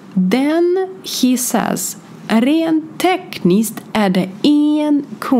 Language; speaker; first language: Swedish; non-native, fluent; Ukrainian